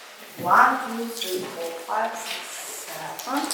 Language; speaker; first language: English; non-native, learner; Kazakh